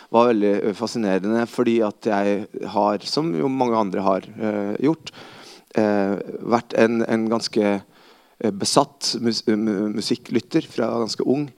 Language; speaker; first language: Norwegian; early bilingual, other home language; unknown